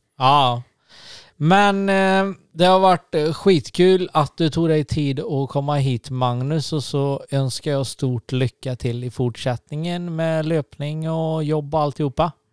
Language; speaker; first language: Swedish; native; Swedish